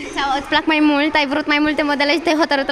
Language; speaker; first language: Romanian; native; Romanian